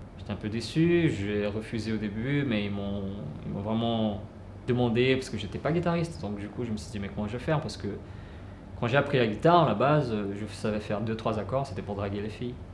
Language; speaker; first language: French; early bilingual, other home language; Portuguese